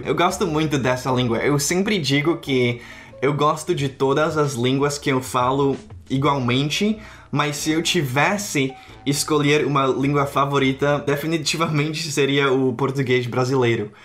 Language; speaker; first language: Portuguese; non-native, fluent; Czech